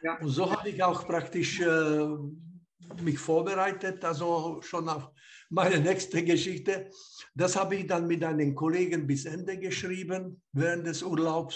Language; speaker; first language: German; non-native, fluent; Slovak